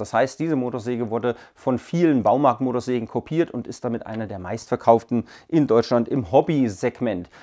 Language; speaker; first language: German; native; German